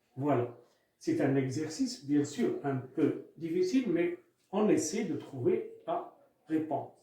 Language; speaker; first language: French; non-native, local second language; Arabic